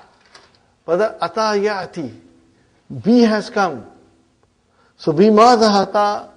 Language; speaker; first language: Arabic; non-native, fluent; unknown